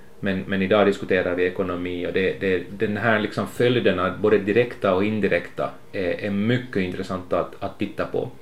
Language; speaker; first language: Swedish; native; Swedish